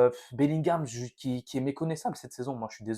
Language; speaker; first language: French; native; French